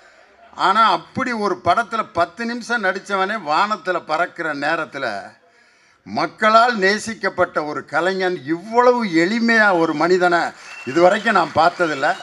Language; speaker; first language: Tamil; native; Tamil